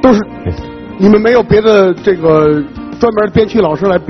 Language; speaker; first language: Chinese; native; Chinese